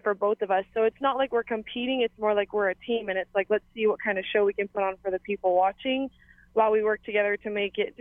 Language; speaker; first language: English; native; English